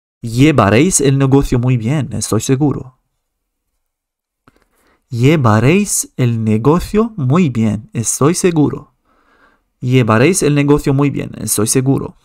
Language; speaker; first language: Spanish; non-native, fluent; Arabic